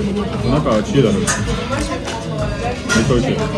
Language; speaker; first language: Japanese; non-native, learner; French